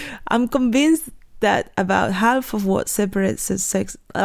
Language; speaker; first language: English; non-native, fluent; Spanish